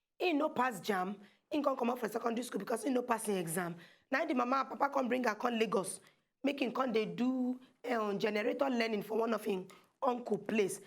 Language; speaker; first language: Nigerian Pidgin; native; Nigerian Pidgin